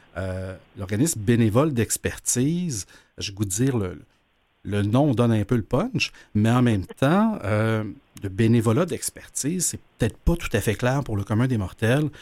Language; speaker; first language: French; native; French